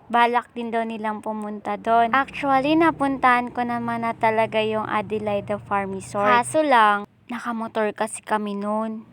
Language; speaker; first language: Filipino; non-native, local second language; Bikol